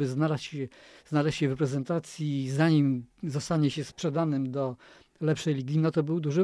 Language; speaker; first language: Polish; native; Polish